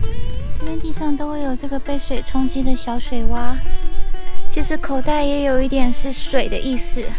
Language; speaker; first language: Chinese; native; Chinese